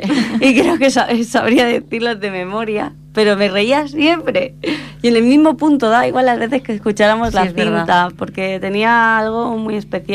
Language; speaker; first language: Spanish; native; Spanish